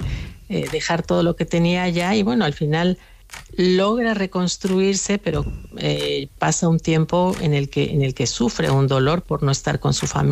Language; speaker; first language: Spanish; native; Spanish